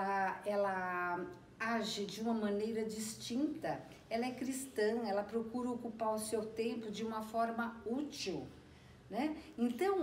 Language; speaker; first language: Portuguese; native; Portuguese